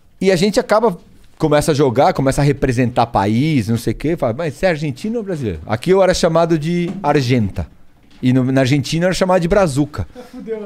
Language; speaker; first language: Portuguese; early bilingual, other home language; Spanish